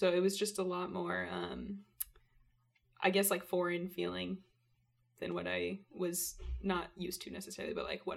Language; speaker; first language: English; native; English